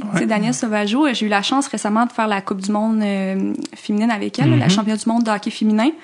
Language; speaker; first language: French; native; French